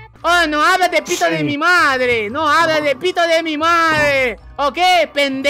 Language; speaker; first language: Spanish; non-native, learner; Portuguese